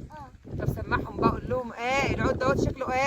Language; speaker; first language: Arabic; native; Arabic